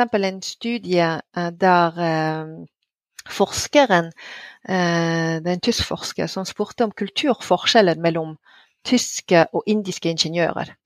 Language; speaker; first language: Norwegian; non-native, fluent; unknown